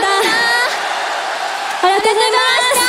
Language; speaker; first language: Japanese; non-native, fluent; Korean